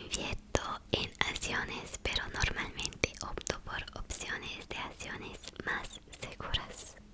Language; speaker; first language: Spanish; non-native, fluent; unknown